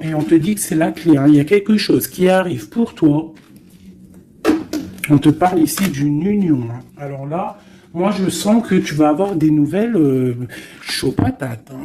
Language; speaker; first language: French; native; French